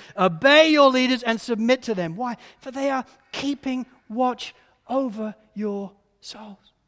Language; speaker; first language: English; native; English